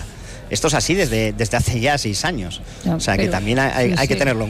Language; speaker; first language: Spanish; native; Spanish